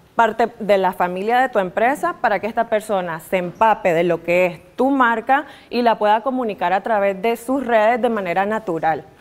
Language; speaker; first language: Spanish; native; Spanish